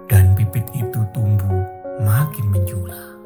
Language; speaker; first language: Indonesian; native; Indonesian